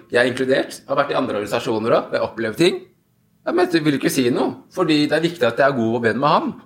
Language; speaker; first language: Norwegian; early bilingual, other home language; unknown